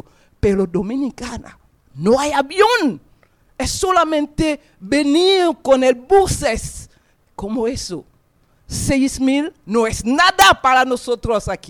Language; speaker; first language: Spanish; non-native, fluent; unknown